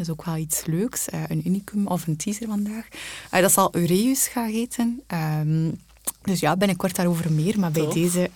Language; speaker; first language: Dutch; native; Dutch